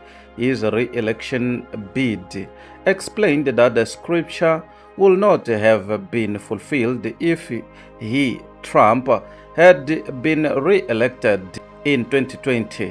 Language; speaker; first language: English; non-native, local second language; Tsonga